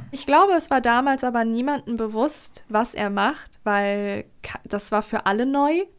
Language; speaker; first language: German; early bilingual, other home language; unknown